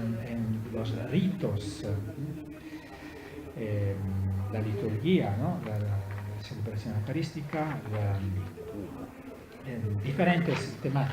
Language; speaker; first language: Spanish; non-native, fluent; Italian